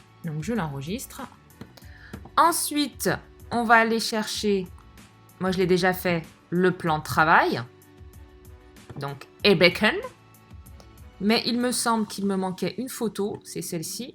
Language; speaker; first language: French; native; French